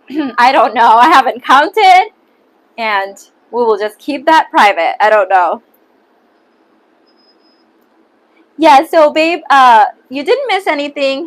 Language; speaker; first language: English; early bilingual, other home language; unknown